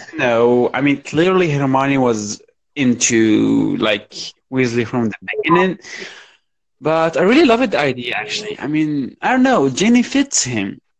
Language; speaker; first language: English; non-native, fluent; Arabic